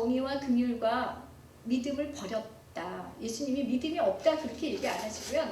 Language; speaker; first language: Korean; native; Korean